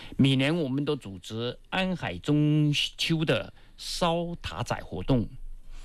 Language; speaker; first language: Chinese; non-native, local second language; Min Nan Chinese